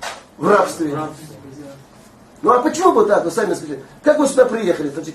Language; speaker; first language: Russian; non-native, fluent; Tajik